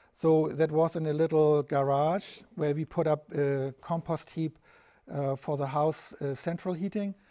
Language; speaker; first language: English; non-native, fluent; German